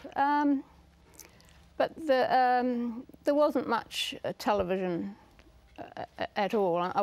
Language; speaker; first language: English; native; English